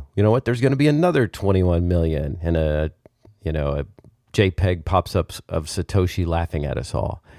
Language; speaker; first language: English; native; English